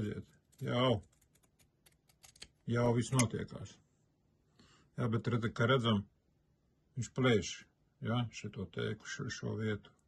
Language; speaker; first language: Latvian; native; Latvian